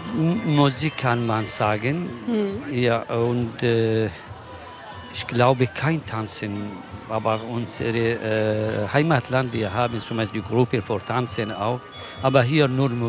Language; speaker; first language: German; non-native, learner; Kurdish